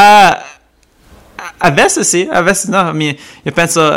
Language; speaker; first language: Spanish; early bilingual, heritage; Spanish